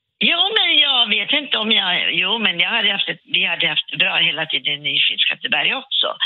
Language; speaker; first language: Swedish; non-native, local second language; Finnish